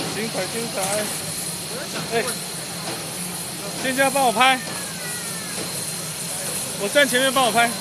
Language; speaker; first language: Chinese; native; Chinese